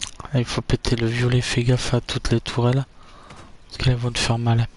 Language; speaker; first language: French; native; French